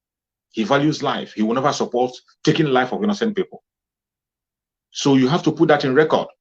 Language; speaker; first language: English; non-native, local second language; Igbo